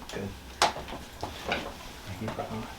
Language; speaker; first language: Spanish; early bilingual, heritage; Spanish